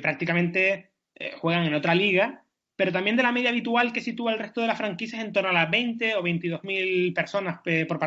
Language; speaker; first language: Spanish; native; Spanish